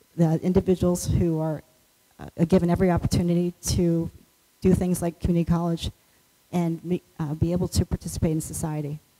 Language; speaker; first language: English; native; English